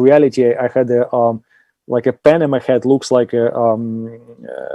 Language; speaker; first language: English; non-native, fluent; German